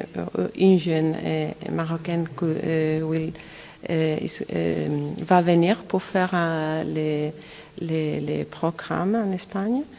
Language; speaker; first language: French; non-native, fluent; Spanish